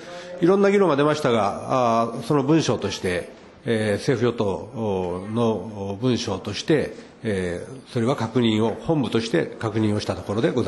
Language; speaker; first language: Japanese; native; Japanese